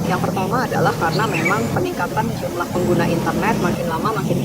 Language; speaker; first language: Indonesian; native; Indonesian